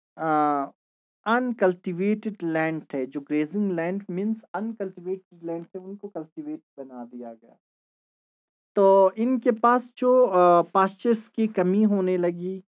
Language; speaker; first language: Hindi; non-native, local second language; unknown